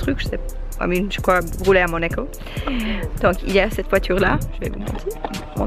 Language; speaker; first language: French; non-native, learner; English